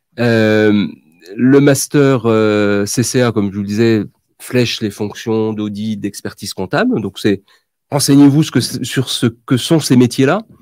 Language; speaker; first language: French; native; French